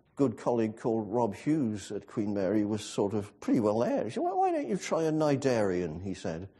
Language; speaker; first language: English; native; English